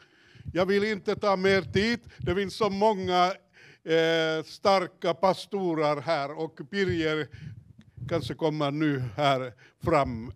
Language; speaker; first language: Swedish; non-native, fluent; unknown